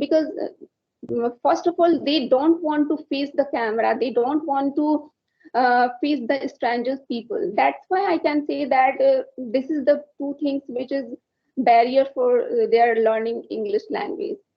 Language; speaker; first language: English; non-native, learner; Hindi